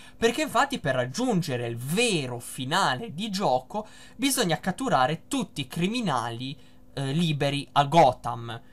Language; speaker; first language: Italian; native; Italian